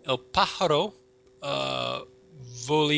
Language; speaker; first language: Spanish; non-native, fluent; English